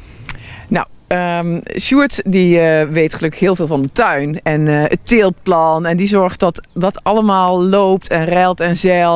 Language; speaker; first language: Dutch; native; Dutch